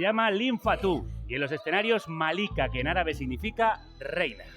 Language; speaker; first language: Spanish; native; Spanish